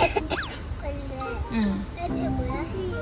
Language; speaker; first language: Korean; early bilingual, other home language; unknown